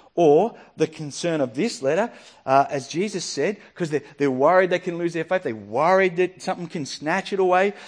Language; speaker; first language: English; native; English